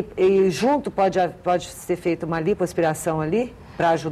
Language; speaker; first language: Portuguese; native; Portuguese